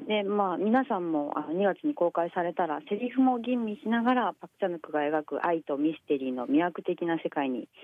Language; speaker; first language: Japanese; native; Japanese